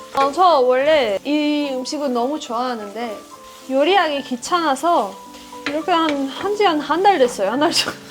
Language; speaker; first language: Korean; non-native, fluent; Persian